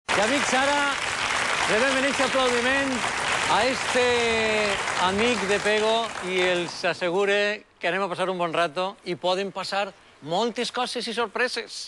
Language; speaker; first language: Catalan; native; Catalan